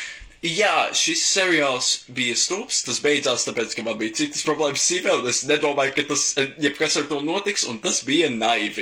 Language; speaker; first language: Latvian; non-native, local second language; English